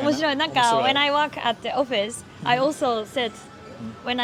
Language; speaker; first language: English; non-native, learner; Japanese